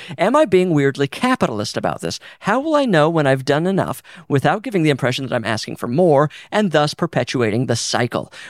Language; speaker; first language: English; native; English